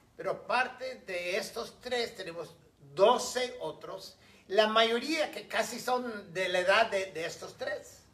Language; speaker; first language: Spanish; non-native, fluent; English